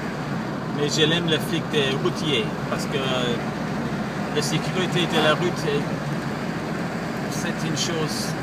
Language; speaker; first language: French; non-native, learner; English